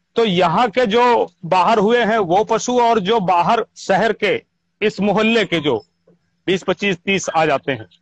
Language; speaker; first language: Hindi; native; Hindi